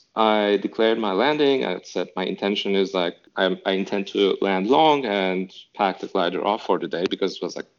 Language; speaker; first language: English; non-native, fluent; Turkish